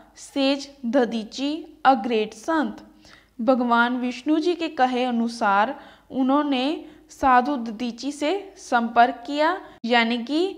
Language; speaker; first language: Hindi; native; Hindi